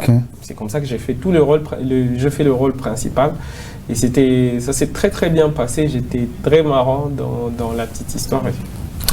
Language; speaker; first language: French; non-native, local second language; Swahili